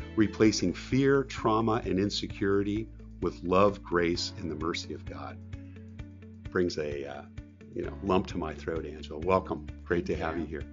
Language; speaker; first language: English; native; English